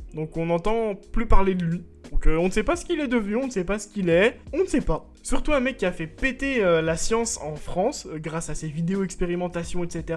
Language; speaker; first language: French; native; French